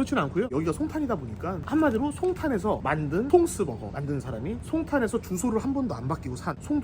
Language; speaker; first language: Korean; native; Korean